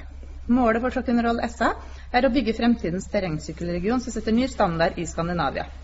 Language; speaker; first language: Norwegian; native; Norwegian